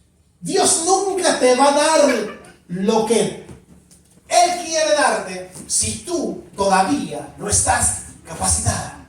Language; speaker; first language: Spanish; native; Spanish